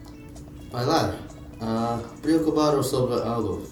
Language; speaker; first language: Spanish; non-native, learner; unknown